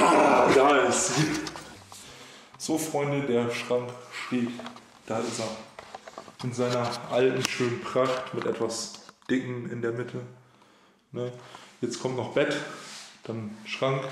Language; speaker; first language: German; native; German